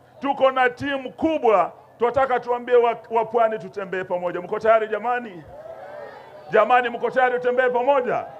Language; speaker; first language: Swahili; non-native, local second language; Luyia